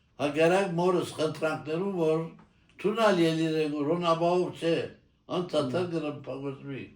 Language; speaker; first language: Armenian; native; Armenian